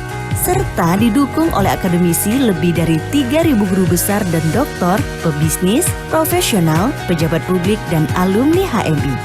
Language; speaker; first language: Indonesian; native; Indonesian